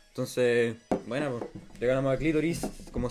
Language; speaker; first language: Spanish; native; Spanish